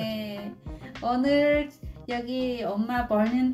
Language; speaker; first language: Korean; non-native, local second language; Vietnamese